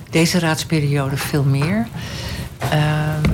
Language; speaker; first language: Dutch; native; Dutch